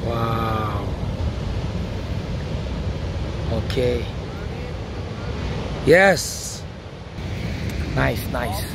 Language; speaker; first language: English; non-native, learner; Indonesian